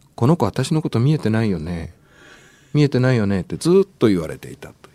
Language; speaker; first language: Japanese; native; Japanese